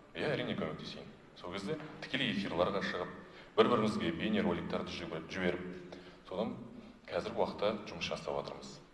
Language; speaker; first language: Kazakh; non-native, local second language; Russian